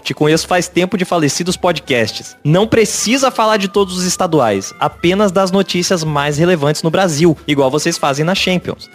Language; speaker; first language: Portuguese; native; Portuguese